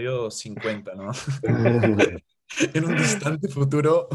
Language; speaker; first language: Spanish; non-native, fluent; English